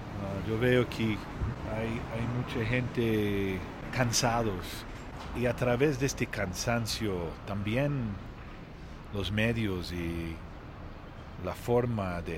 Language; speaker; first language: Spanish; non-native, learner; Portuguese